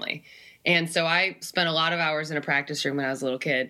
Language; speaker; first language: English; native; English